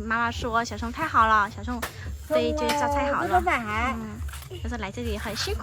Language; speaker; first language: Chinese; non-native, learner; Vietnamese